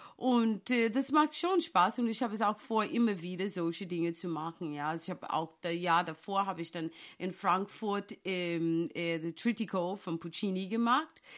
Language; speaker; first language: German; non-native, fluent; English